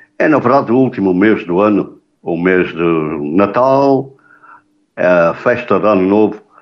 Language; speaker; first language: Portuguese; native; Portuguese